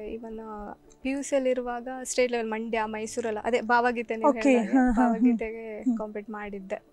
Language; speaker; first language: Kannada; native; Kannada